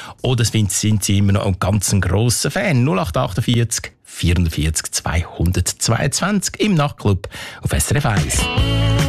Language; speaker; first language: German; native; German